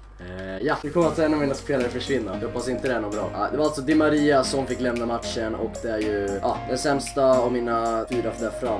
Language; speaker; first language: Swedish; native; Swedish